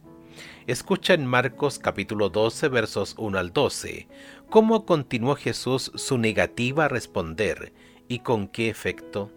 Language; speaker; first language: Spanish; native; Spanish